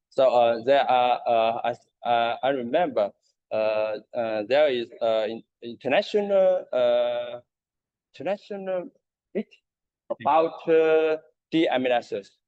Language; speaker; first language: English; non-native, learner; Chinese